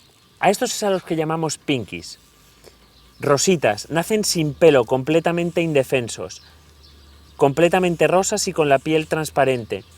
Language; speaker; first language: Spanish; native; Spanish